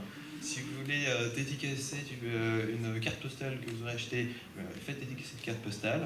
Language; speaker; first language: French; native; French